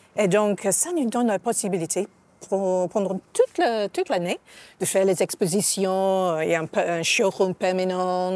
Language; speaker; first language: French; non-native, fluent; English